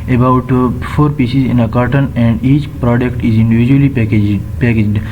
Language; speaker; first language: English; non-native, local second language; Urdu